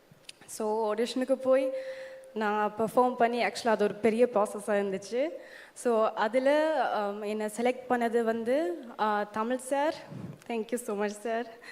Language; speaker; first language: Tamil; early bilingual, heritage; Tamil